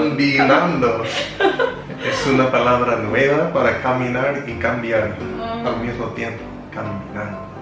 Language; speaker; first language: Spanish; non-native, learner; Vietnamese